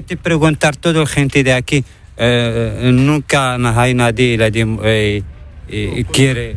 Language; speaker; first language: Spanish; non-native, learner; Arabic